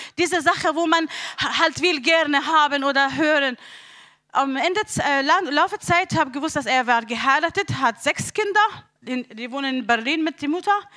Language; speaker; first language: German; non-native, learner; Arabic